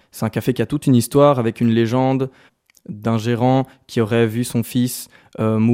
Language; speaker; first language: French; native; French